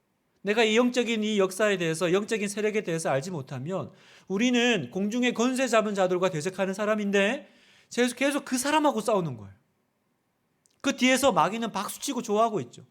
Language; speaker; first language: Korean; native; Korean